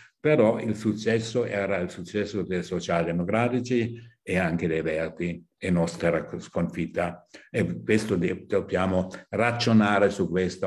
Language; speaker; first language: Italian; non-native, fluent; German